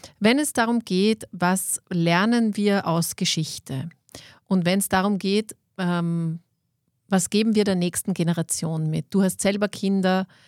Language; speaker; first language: German; native; German